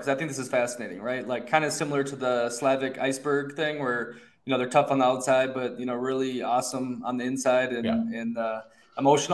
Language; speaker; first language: English; native; English